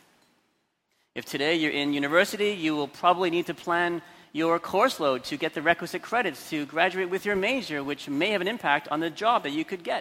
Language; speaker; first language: English; native; English